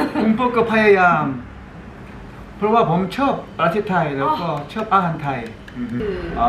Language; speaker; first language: Thai; non-native, learner; Korean